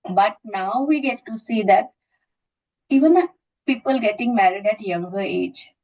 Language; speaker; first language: English; non-native, local second language; Assamese